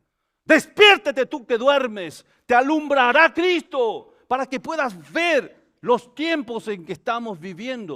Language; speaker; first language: Spanish; native; Spanish